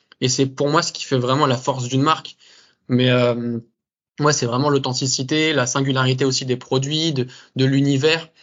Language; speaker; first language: French; native; French